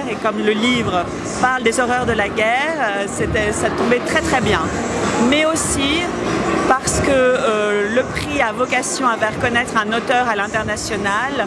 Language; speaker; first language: French; native; French